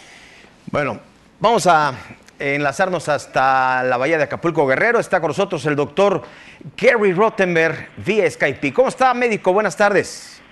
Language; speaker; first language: Spanish; native; Spanish